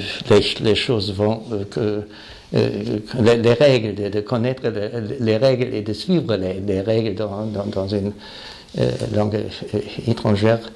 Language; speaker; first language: French; non-native, fluent; German